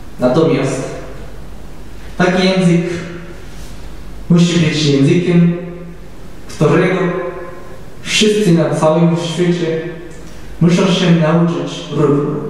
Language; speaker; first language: Polish; non-native, learner; Japanese